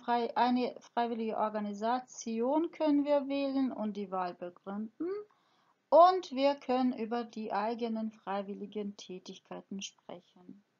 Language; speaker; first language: German; non-native, fluent; Croatian